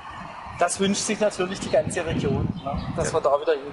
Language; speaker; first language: German; native; German